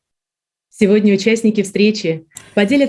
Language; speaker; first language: Russian; native; Russian